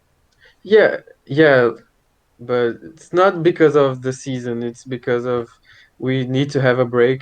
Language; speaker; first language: English; non-native, fluent; Portuguese